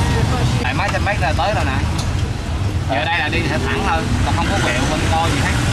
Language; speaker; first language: Vietnamese; native; Vietnamese